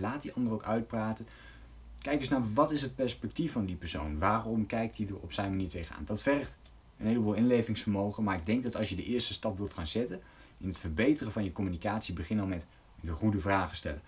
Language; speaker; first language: Dutch; native; Dutch